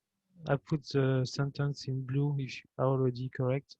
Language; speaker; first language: English; non-native, fluent; French